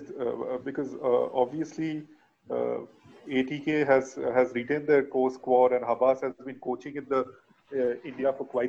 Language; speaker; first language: English; non-native, local second language; Bangla